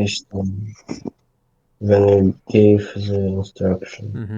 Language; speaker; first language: English; non-native, learner; Russian